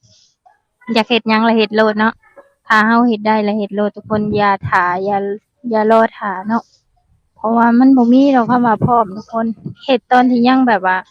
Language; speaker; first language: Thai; non-native, local second language; Northeastern Thai